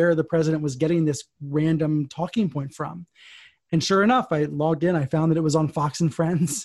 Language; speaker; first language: English; native; English